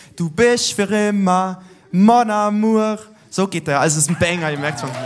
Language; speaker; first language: German; native; German